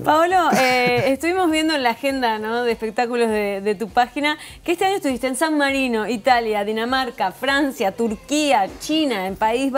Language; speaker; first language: Spanish; native; Spanish